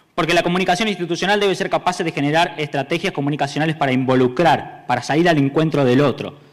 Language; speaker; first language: Spanish; native; Spanish